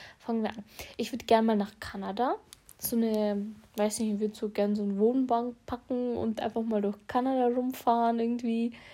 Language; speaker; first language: German; early bilingual, other home language; Russian